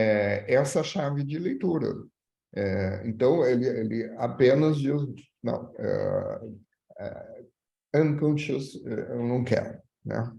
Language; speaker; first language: Portuguese; non-native, fluent; French